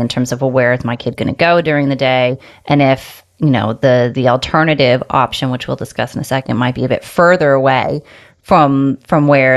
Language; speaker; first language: English; native; English